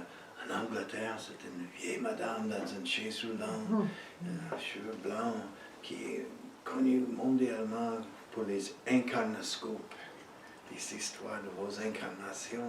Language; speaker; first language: French; early bilingual, heritage; French